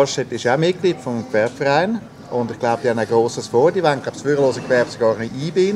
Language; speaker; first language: German; native; German